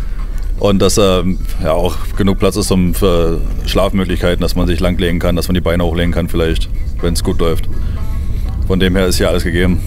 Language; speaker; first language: German; native; German